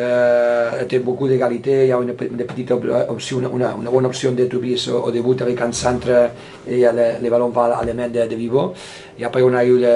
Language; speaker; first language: French; non-native, fluent; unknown